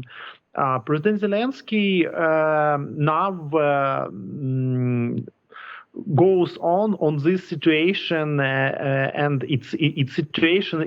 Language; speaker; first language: English; non-native, learner; Ukrainian